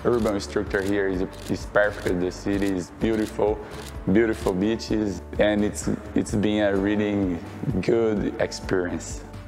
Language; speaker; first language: English; non-native, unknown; Portuguese